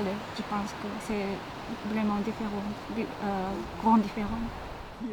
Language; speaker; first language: French; non-native, learner; Japanese